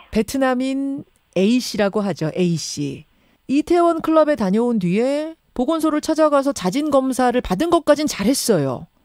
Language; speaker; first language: Korean; native; Korean